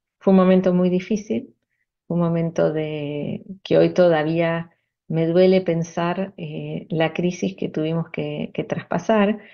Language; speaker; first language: Spanish; native; Spanish